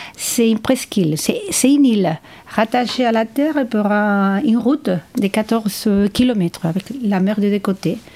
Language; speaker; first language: French; non-native, fluent; Spanish